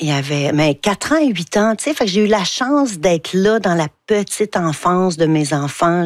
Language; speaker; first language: French; native; French